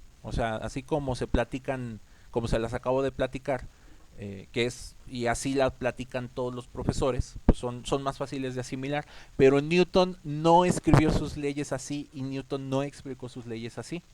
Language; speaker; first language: Spanish; native; Spanish